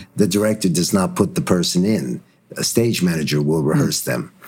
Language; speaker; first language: English; early bilingual, other home language; German